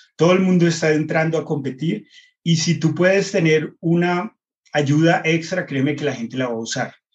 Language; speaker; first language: Spanish; early bilingual, heritage; Spanish